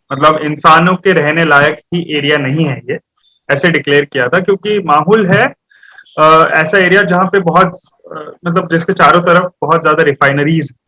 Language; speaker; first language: Hindi; non-native, local second language; Marathi